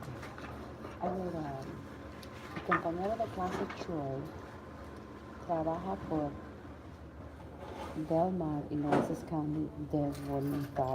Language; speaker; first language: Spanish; non-native, learner; English